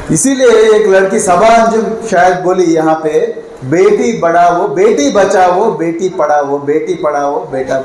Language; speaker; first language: Hindi; non-native, local second language; Telugu